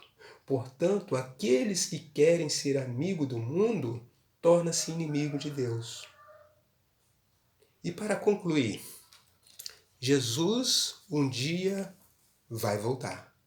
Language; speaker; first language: Portuguese; native; Portuguese